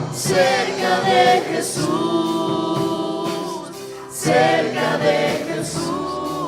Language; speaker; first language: Spanish; native; Spanish